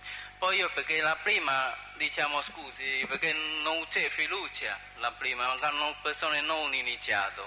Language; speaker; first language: Italian; non-native, learner; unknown